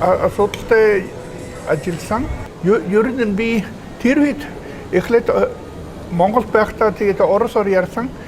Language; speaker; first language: Mongolian; non-native, fluent; Swedish